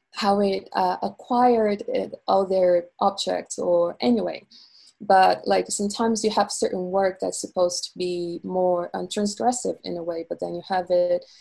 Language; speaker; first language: English; non-native, fluent; Portuguese